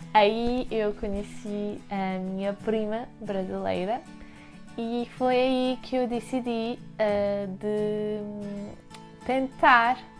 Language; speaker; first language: Portuguese; early bilingual, heritage; French